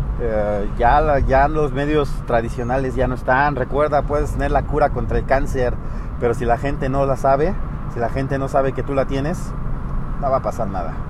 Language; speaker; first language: Spanish; native; Spanish